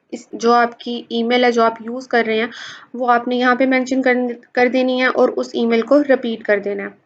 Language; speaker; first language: Urdu; native; Urdu